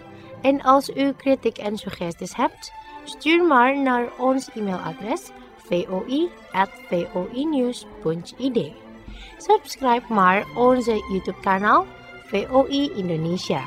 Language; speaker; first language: Dutch; non-native, fluent; Indonesian